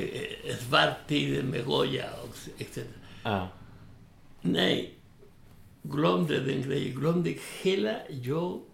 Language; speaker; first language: Swedish; non-native, learner; Spanish